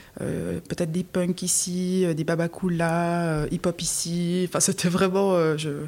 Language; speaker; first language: French; native; French